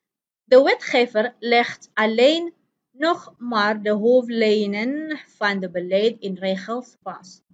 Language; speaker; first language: Dutch; non-native, fluent; Indonesian